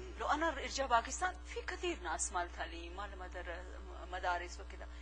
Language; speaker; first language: Arabic; non-native, learner; Urdu